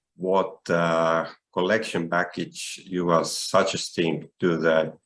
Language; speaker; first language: English; non-native, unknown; Estonian